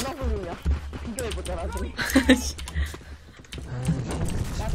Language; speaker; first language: Korean; native; Korean